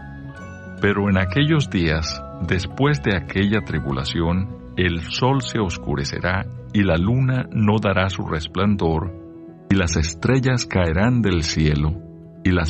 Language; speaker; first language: Spanish; native; Spanish